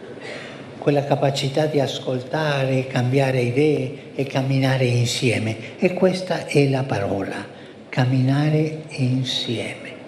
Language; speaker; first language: Italian; non-native, fluent; Spanish